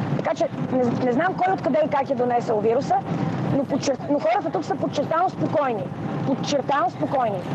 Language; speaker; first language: Bulgarian; native; Bulgarian